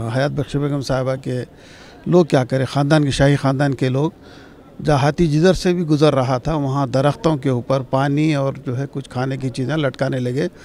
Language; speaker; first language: Hindi; non-native, local second language; Urdu